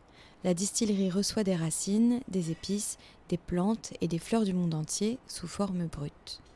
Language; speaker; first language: French; native; French